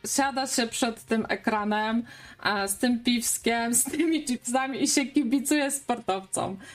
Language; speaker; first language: Polish; native; Polish